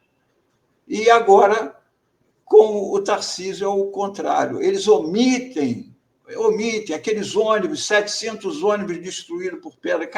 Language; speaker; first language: Portuguese; native; Portuguese